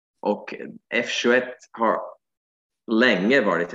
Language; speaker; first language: Swedish; non-native, fluent; English